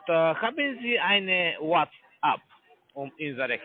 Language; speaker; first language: German; non-native, learner; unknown